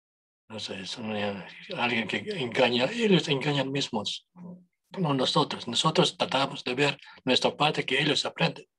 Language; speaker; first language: Spanish; non-native, fluent; English